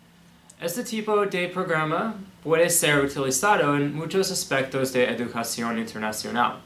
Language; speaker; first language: Spanish; non-native, learner; English